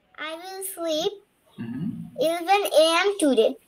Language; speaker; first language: English; non-native, learner; Bangla